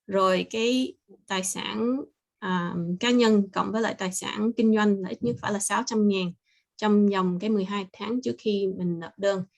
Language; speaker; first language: Vietnamese; early bilingual, heritage; Vietnamese